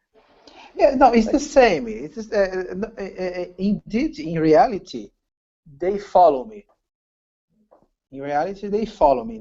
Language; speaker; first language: English; non-native, learner; Portuguese